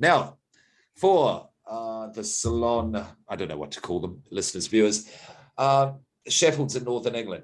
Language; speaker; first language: English; native; English